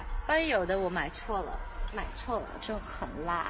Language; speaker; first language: Chinese; non-native, local second language; Cantonese